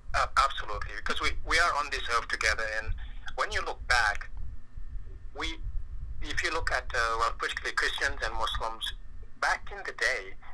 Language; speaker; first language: English; non-native, fluent; French